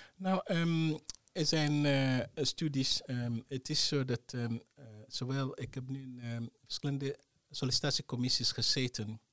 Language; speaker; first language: Dutch; non-native, fluent; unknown